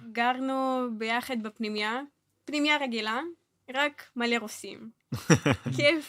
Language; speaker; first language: Hebrew; non-native, fluent; Russian